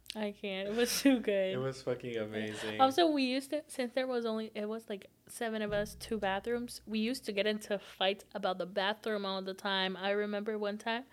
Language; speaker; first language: English; non-native, fluent; Portuguese